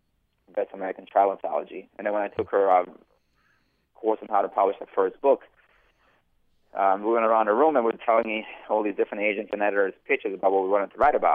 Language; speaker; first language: English; early bilingual, other home language; Bosnian